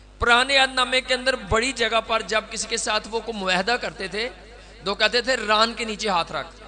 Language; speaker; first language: Urdu; non-native, local second language; Punjabi